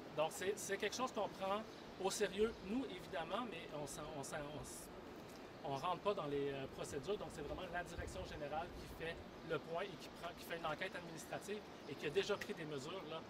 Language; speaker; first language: French; native; French